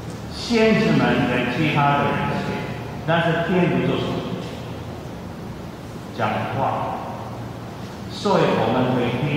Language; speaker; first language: Chinese; non-native, fluent; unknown